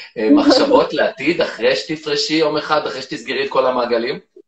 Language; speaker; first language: Hebrew; native; Hebrew